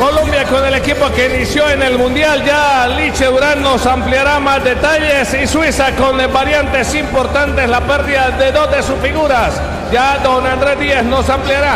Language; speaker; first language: Spanish; native; Spanish